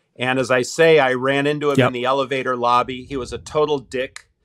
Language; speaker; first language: English; native; English